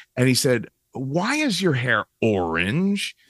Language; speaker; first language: English; native; English